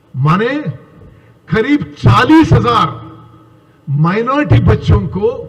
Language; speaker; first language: Hindi; non-native, local second language; Telugu